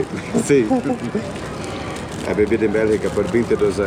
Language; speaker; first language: Spanish; non-native, fluent; Portuguese